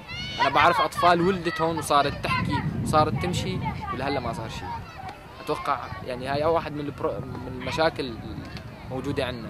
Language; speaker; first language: Arabic; native; Arabic